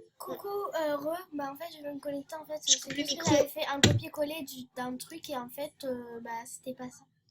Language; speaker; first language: French; native; French